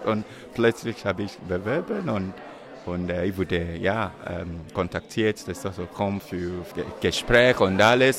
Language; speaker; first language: German; non-native, learner; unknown